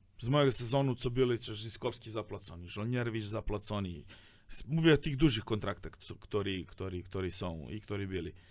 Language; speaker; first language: Polish; non-native, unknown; Serbian